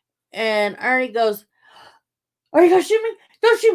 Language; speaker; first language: English; native; English